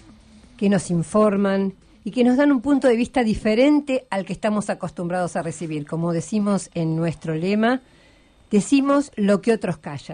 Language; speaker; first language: Spanish; native; Spanish